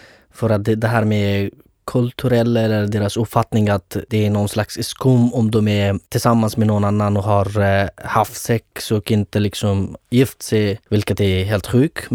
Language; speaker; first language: Swedish; non-native, fluent; Persian